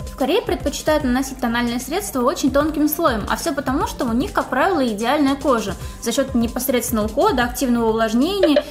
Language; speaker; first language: Russian; native; Russian